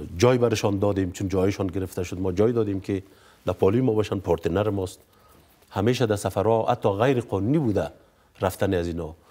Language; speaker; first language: Persian; native; Persian